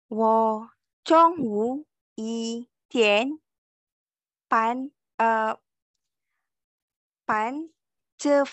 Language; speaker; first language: Chinese; non-native, learner; Malay